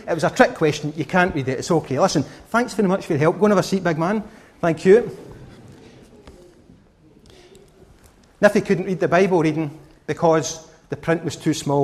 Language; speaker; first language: English; native; English